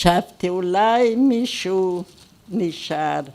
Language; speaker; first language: Hebrew; non-native, fluent; Hungarian